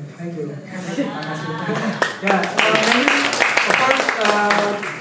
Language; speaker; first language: English; non-native, fluent; Indonesian